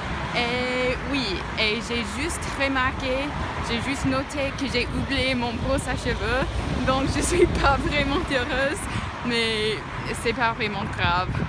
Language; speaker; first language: French; non-native, learner; English